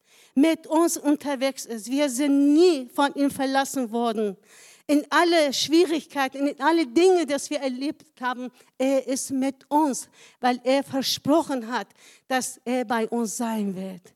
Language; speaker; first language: German; non-native, fluent; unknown